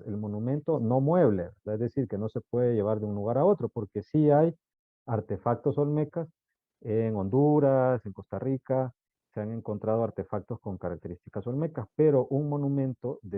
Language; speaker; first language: Spanish; native; Spanish